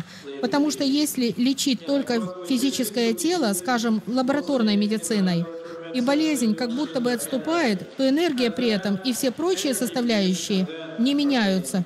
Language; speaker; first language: Russian; native; Russian